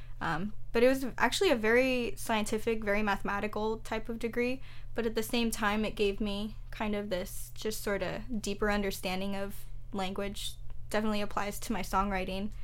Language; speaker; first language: English; native; English